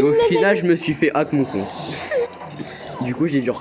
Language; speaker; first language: French; native; French